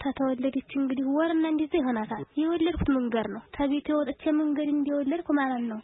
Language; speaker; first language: Amharic; native; Amharic